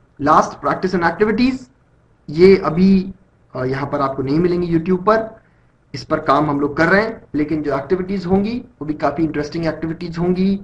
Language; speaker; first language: Hindi; native; Hindi